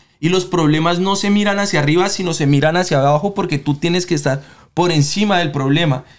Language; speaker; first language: Spanish; native; Spanish